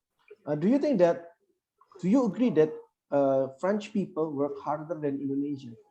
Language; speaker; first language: English; non-native, fluent; Indonesian